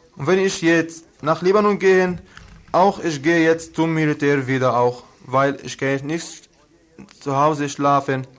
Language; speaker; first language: German; non-native, learner; Arabic